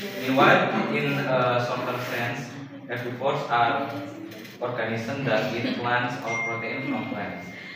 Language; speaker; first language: English; non-native, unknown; Indonesian